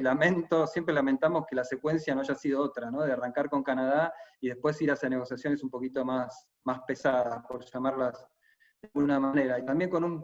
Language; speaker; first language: Spanish; native; Spanish